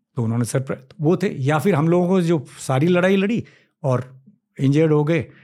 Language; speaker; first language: Hindi; native; Hindi